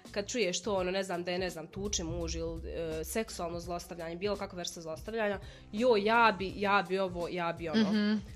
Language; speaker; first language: Croatian; non-native, fluent; Arabic